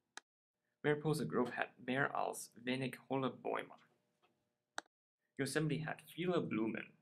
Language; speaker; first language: German; non-native, learner; English